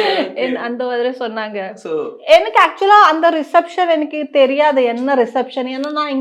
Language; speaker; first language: Tamil; non-native, learner; Malayalam